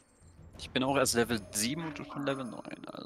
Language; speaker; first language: German; native; German